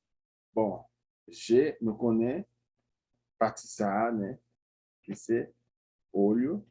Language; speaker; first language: Portuguese; non-native, fluent; Haitian Creole